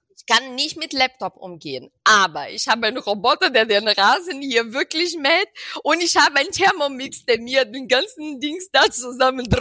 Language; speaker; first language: German; non-native, fluent; Portuguese